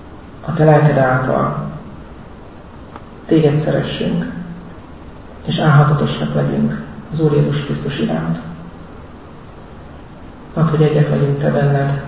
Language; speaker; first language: Hungarian; native; Hungarian